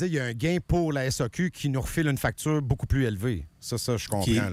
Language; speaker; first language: French; native; French